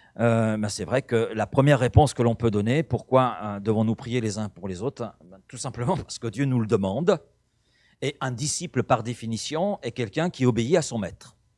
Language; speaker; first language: French; native; French